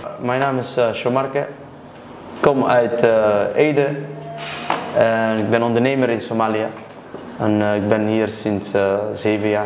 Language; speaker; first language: Dutch; early bilingual, other home language; Somali